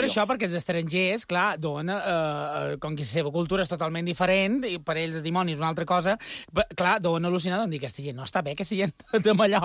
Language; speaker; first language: Catalan; native; Catalan